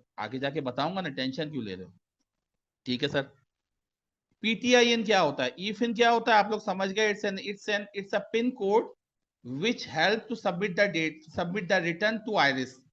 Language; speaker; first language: Urdu; native; Urdu